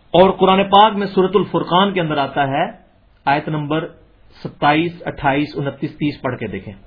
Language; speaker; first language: Urdu; non-native, local second language; Punjabi